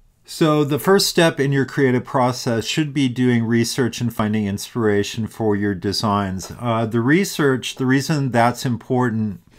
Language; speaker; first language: English; native; English